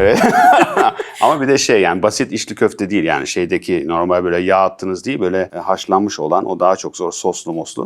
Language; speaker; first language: Turkish; early bilingual, heritage; Turkish